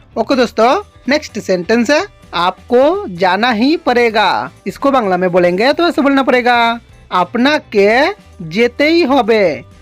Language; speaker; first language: Hindi; native; Hindi